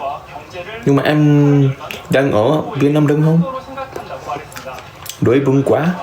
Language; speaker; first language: Vietnamese; non-native, learner; Korean